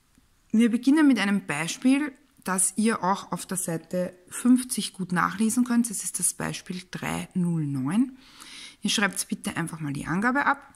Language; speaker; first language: German; native; German